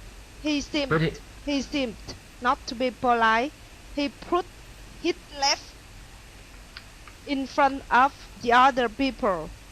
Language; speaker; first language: English; non-native, learner; Vietnamese